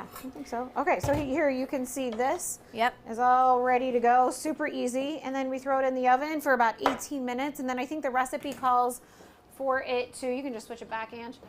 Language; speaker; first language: English; native; English